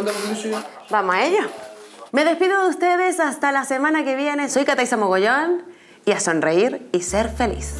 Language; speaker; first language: Spanish; native; Spanish